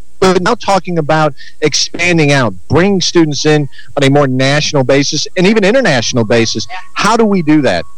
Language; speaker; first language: English; native; English